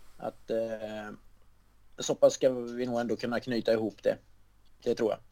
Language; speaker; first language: Swedish; native; Swedish